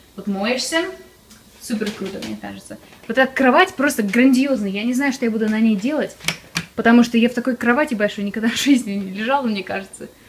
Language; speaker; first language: Russian; early bilingual, other home language; English